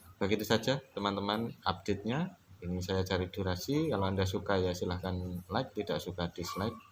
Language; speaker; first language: Indonesian; non-native, local second language; Javanese